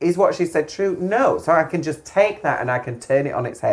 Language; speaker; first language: English; native; English